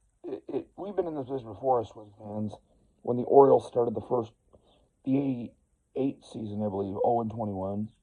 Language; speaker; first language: English; native; English